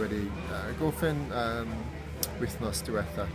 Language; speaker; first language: Welsh; non-native, learner; English